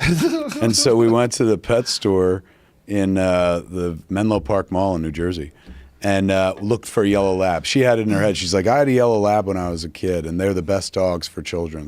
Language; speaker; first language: English; native; English